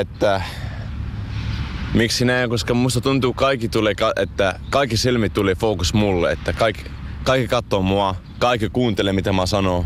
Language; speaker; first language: Finnish; non-native, fluent; Arabic